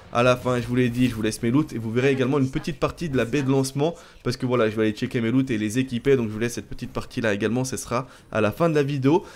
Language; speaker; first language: French; native; French